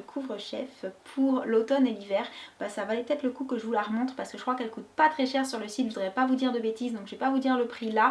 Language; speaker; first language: French; native; French